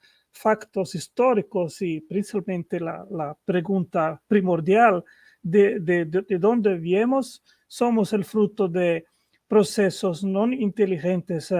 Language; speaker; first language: Spanish; non-native, fluent; Portuguese